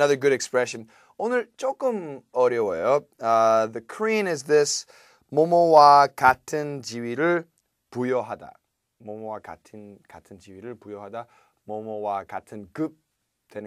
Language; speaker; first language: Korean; non-native, fluent; English